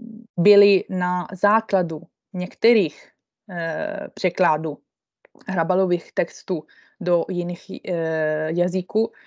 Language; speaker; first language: Czech; non-native, fluent; Italian